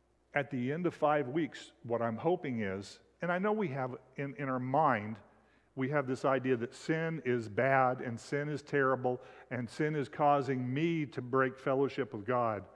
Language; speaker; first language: English; native; English